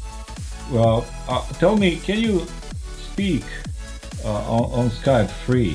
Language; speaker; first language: English; non-native, fluent; Croatian